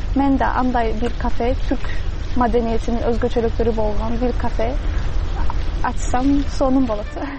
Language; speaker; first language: Kyrgyz; non-native, fluent; Turkish